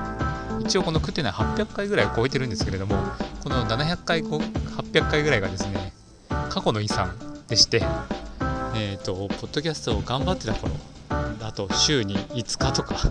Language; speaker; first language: Japanese; native; Japanese